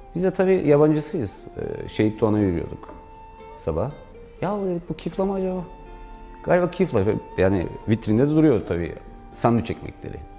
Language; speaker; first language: Turkish; native; Turkish